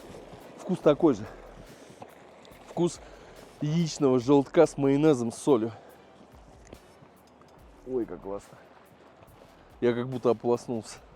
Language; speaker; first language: Russian; native; Russian